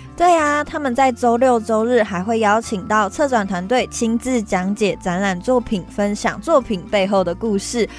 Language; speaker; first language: Chinese; early bilingual, other home language; Filipino